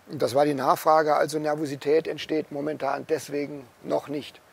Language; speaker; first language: German; native; German